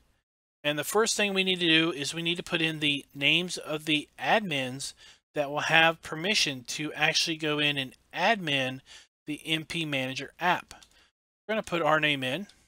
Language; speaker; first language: English; native; English